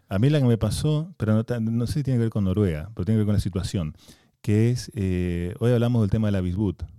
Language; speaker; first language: Spanish; native; Spanish